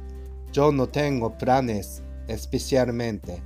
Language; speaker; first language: Spanish; non-native, learner; Japanese